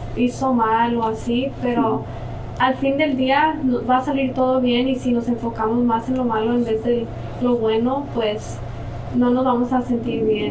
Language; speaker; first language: Spanish; early bilingual, other home language; English